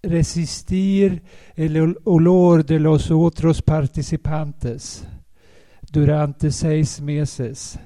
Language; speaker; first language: Spanish; non-native, learner; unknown